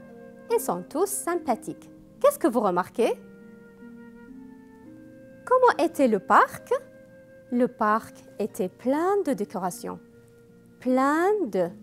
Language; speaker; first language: French; non-native, fluent; Arabic